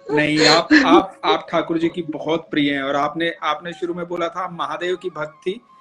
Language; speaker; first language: Hindi; native; Hindi